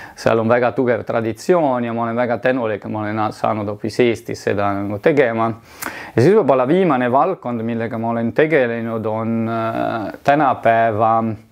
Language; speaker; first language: Estonian; non-native, fluent; Italian